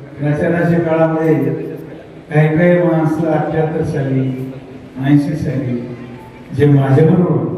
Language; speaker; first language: Marathi; native; Marathi